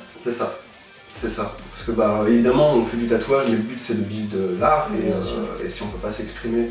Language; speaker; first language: French; native; French